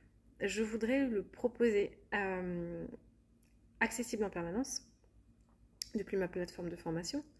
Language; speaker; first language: French; native; French